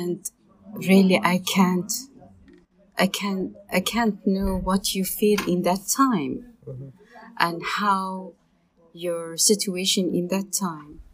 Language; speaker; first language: English; non-native, learner; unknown